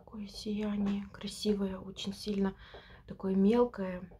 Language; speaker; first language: Russian; non-native, local second language; Ukrainian